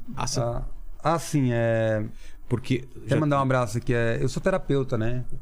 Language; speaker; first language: Portuguese; non-native, local second language; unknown